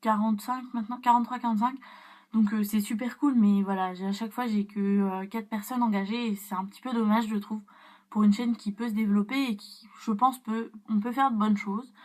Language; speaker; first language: French; native; French